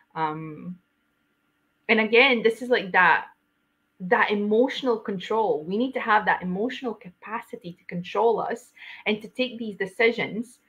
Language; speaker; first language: English; non-native, fluent; Latvian